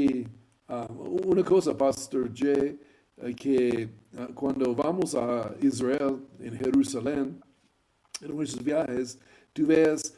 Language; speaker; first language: Spanish; non-native, fluent; English